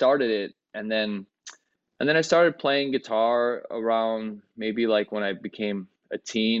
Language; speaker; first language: English; early bilingual, other home language; Greek